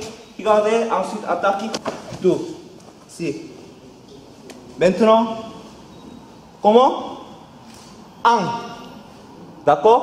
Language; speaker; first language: French; non-native, learner; Korean